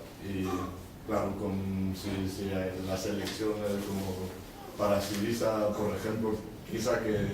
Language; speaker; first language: Spanish; non-native, learner; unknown